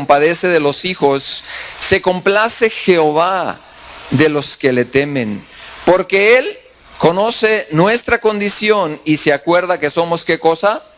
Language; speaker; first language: Spanish; native; Spanish